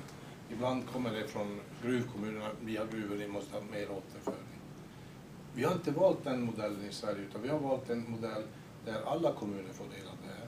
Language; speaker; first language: Swedish; native; Swedish